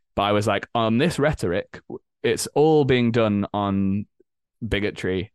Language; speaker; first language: English; native; English